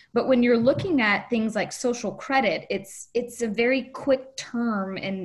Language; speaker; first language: English; native; English